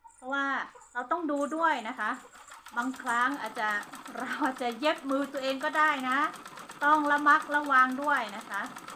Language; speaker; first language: Thai; non-native, local second language; Hmong